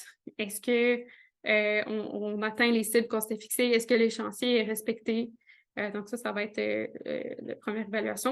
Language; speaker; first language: French; native; French